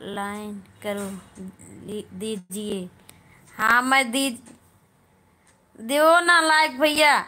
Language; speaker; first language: Hindi; native; Hindi